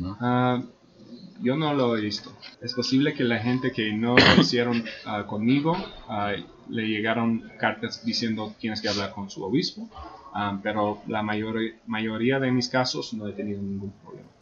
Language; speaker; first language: Spanish; non-native, fluent; English